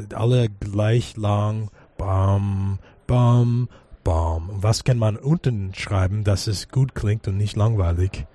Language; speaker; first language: German; non-native, fluent; English